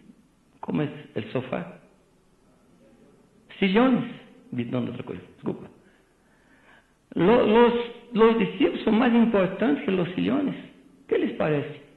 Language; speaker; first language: Spanish; non-native, fluent; Portuguese